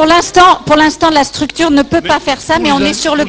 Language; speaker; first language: French; native; French